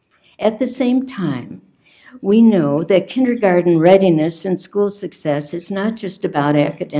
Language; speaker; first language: English; native; English